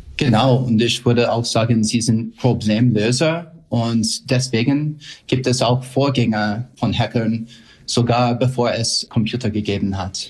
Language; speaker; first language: German; non-native, fluent; English